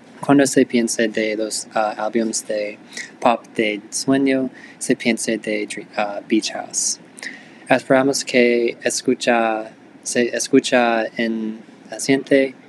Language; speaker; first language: Spanish; non-native, learner; English